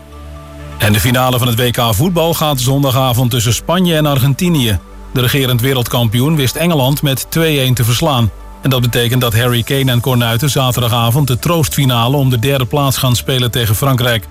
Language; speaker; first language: Dutch; native; Dutch